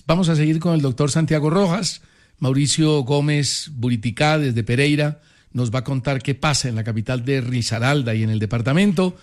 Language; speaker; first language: Spanish; native; Spanish